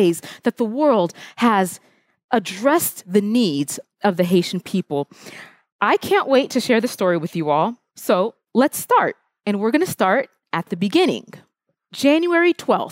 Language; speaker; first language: English; early bilingual, other home language; Haitian Creole